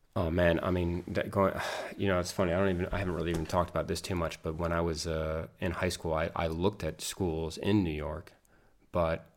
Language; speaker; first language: English; native; English